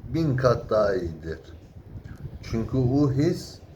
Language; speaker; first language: Turkish; early bilingual, heritage; Turkish